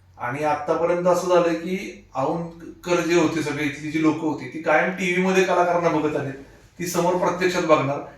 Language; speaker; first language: Marathi; native; Marathi